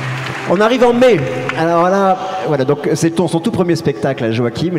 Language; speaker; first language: French; native; French